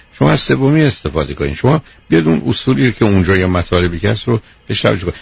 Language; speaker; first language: Persian; native; Persian